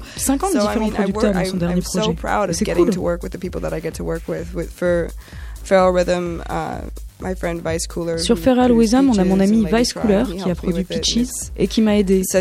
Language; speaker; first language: French; non-native, fluent; English